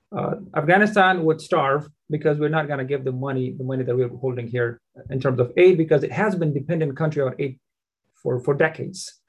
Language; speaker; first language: English; non-native, fluent; Persian